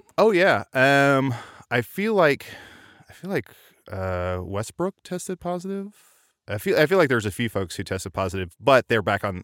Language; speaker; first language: English; native; English